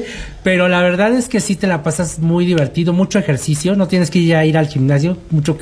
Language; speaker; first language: Spanish; native; Spanish